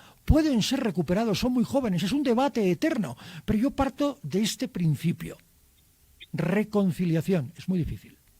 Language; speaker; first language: Spanish; native; Spanish